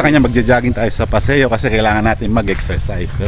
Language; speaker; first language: Filipino; non-native, local second language; Pampanga